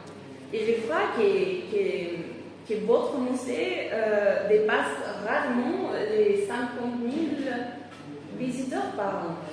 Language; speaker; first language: French; non-native, fluent; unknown